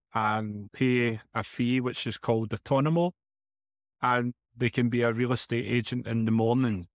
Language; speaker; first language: English; native; English